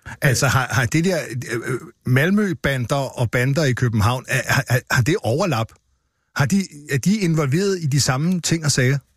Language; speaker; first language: Danish; native; Danish